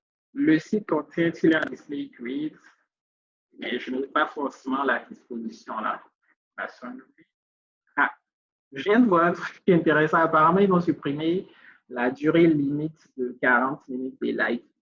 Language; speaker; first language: French; native; French